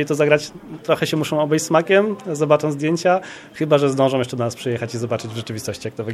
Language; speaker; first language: Polish; native; Polish